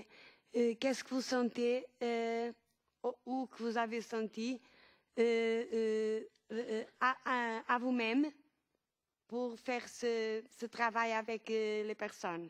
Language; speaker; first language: French; non-native, fluent; Portuguese